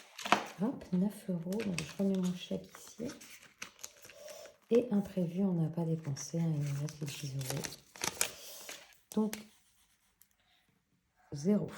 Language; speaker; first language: French; native; French